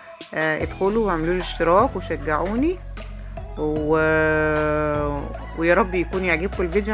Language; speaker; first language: Arabic; native; Arabic